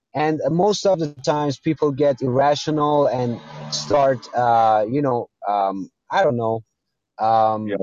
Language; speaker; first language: English; non-native, fluent; Persian